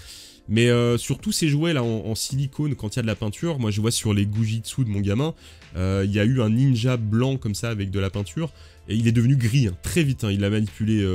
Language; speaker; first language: French; native; French